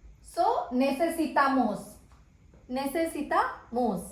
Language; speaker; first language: Spanish; non-native, fluent; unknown